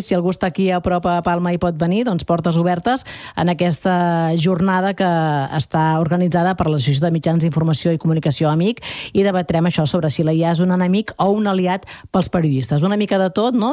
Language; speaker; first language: Catalan; native; Catalan